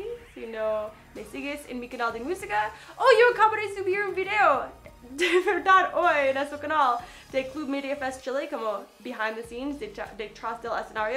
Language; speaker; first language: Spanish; non-native, fluent; English